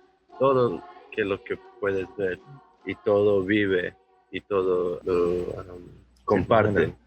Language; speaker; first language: Spanish; non-native, fluent; English